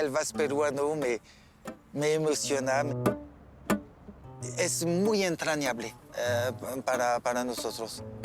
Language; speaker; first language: Spanish; non-native, learner; French